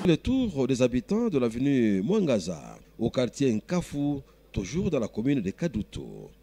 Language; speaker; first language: French; non-native, local second language; Swahili